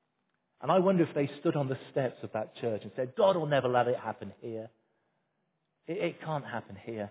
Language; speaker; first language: English; native; English